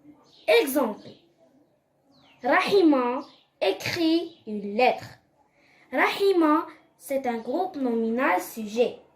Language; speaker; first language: French; non-native, local second language; Arabic